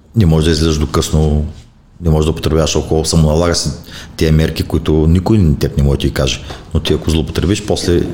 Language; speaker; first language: Bulgarian; native; Bulgarian